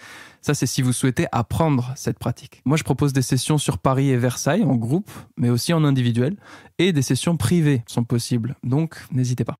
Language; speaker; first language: French; native; French